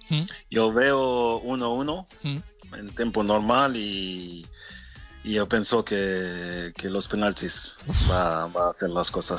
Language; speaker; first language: Spanish; non-native, fluent; French